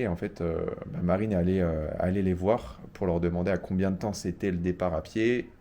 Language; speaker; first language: French; native; French